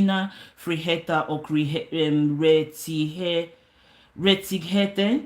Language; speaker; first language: Swedish; non-native, learner; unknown